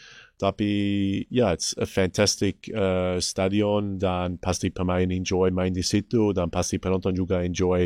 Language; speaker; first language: Indonesian; non-native, fluent; English